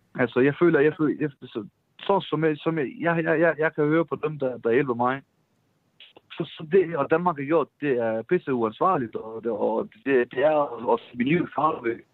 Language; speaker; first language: Danish; early bilingual, other home language; Persian